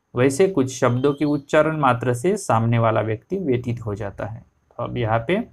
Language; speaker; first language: Hindi; non-native, local second language; Marathi